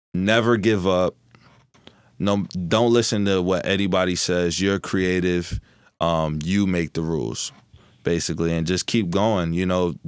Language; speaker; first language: English; native; English